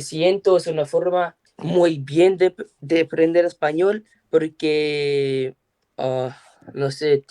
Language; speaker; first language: Spanish; non-native, learner; English